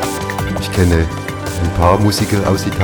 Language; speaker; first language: German; native; German